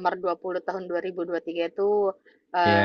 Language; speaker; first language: Indonesian; native; Indonesian